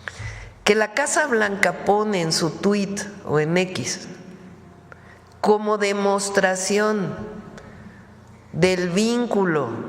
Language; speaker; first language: Spanish; native; Spanish